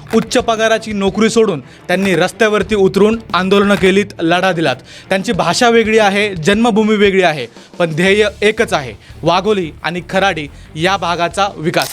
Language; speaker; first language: Marathi; native; Marathi